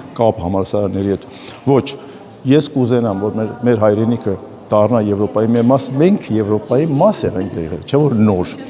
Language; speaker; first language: Armenian; early bilingual, heritage; Armenian